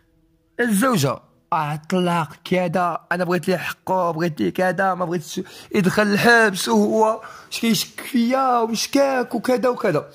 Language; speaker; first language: Arabic; native; Arabic